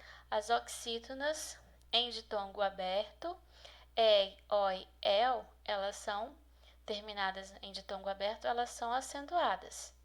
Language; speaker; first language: Portuguese; native; Portuguese